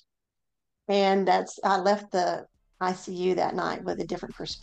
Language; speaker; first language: English; native; English